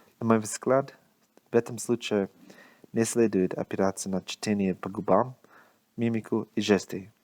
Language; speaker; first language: Russian; non-native, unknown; English